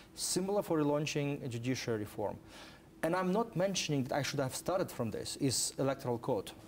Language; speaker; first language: English; non-native, fluent; Ukrainian